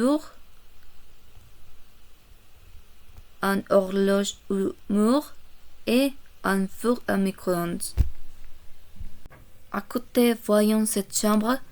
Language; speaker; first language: French; non-native, learner; Korean